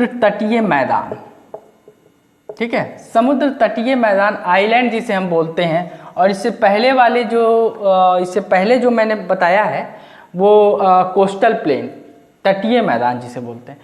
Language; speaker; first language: Hindi; native; Hindi